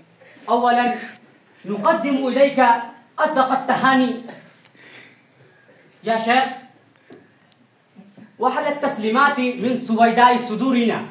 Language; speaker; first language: Arabic; non-native, learner; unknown